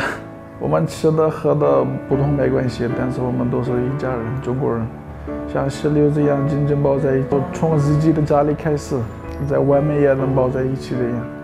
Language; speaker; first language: Chinese; non-native, local second language; Uyghur